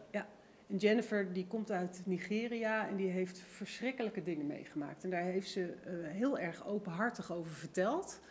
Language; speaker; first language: Dutch; native; Dutch